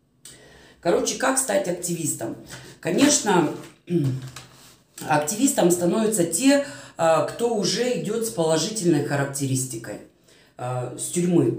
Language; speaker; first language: Russian; native; Russian